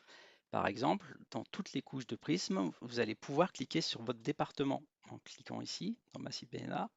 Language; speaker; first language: French; native; French